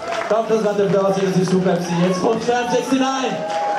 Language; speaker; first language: German; native; German